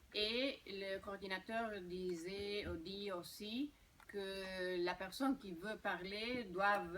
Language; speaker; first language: French; non-native, fluent; Spanish